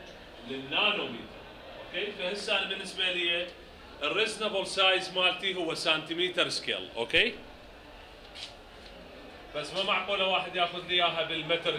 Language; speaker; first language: Arabic; native; Arabic